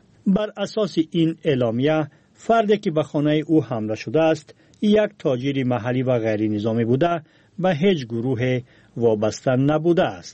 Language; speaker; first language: Persian; native; Persian